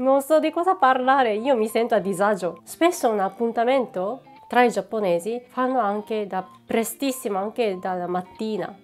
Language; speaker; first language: Italian; non-native, fluent; Japanese